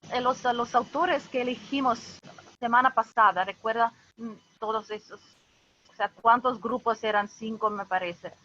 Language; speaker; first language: Spanish; non-native, fluent; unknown